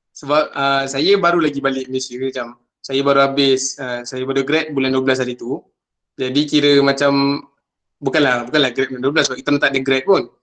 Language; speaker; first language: Malay; native; Malay